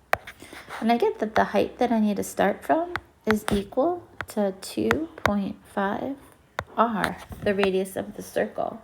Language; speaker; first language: English; native; English